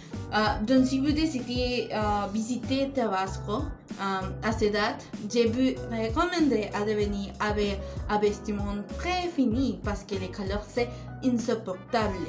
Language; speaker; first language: French; non-native, learner; Spanish